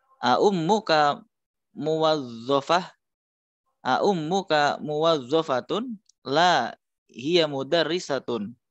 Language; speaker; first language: Arabic; non-native, learner; Indonesian